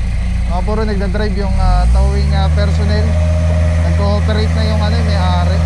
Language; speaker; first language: Filipino; native; Filipino